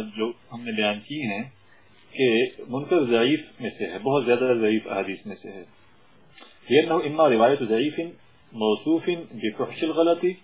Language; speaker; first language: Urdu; non-native, local second language; Punjabi